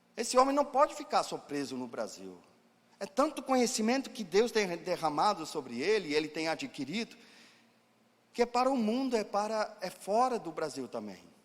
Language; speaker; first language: Portuguese; non-native, fluent; German